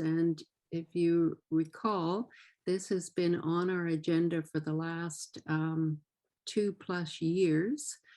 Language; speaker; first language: English; native; English